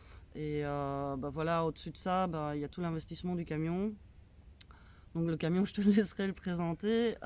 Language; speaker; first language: French; native; French